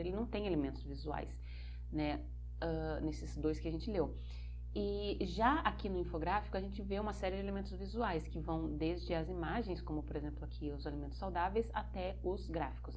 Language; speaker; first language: Portuguese; native; Portuguese